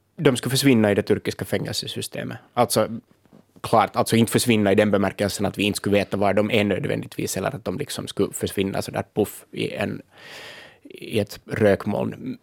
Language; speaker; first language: Swedish; native; Swedish